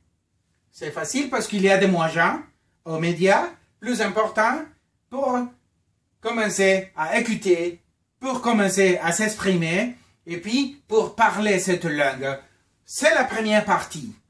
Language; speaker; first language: French; non-native, fluent; Spanish